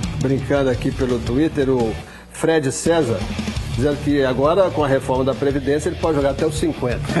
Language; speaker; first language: Portuguese; native; Portuguese